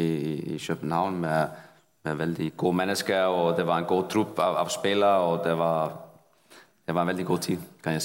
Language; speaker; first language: Danish; non-native, fluent; Icelandic